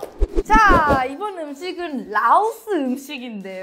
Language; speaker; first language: Korean; non-native, fluent; Thai